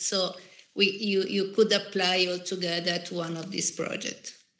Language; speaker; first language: English; non-native, fluent; Italian